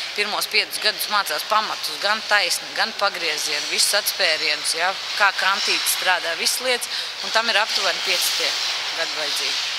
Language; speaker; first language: Latvian; native; Latvian